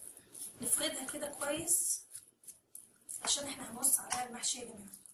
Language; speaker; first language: Arabic; native; Arabic